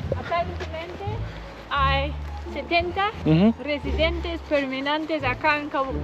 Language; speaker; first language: Spanish; non-native, learner; English